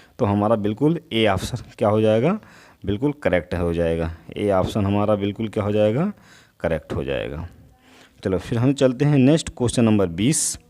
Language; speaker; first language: Hindi; native; Hindi